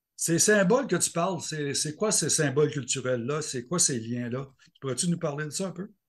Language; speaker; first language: French; native; French